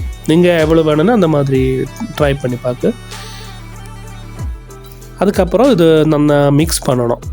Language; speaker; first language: Tamil; non-native, learner; Malayalam